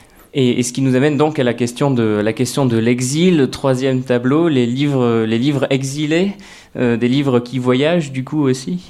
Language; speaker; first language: French; native; French